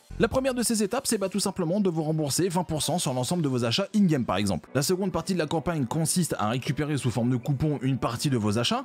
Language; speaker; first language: French; native; French